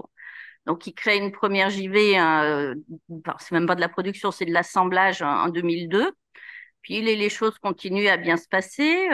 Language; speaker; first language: French; native; French